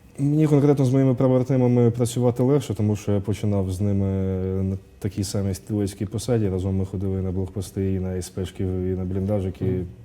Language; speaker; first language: Ukrainian; non-native, local second language; Russian